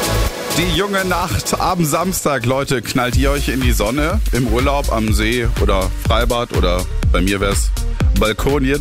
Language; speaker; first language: German; native; German